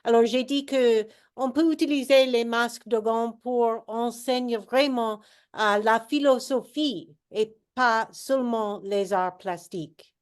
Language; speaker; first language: French; non-native, learner; English